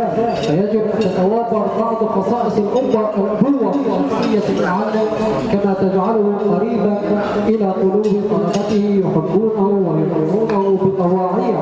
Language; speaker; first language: Arabic; native; Arabic